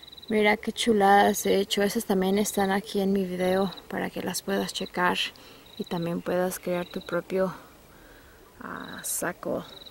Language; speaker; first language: Spanish; native; Spanish